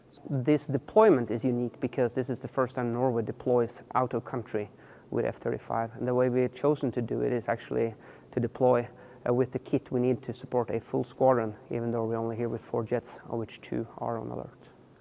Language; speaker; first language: English; non-native, fluent; Norwegian